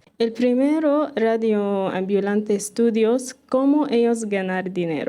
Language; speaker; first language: Spanish; non-native, fluent; Arabic